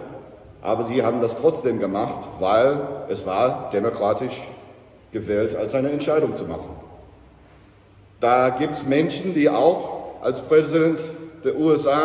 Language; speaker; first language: German; non-native, fluent; English